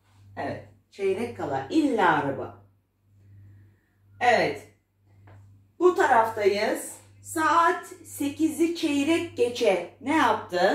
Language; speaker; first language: Turkish; non-native, fluent; Arabic